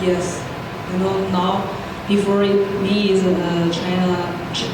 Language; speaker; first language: English; non-native, learner; Chinese